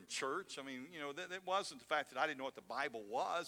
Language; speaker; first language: English; native; English